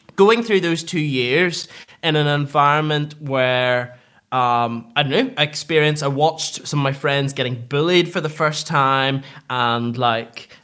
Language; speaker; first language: English; native; English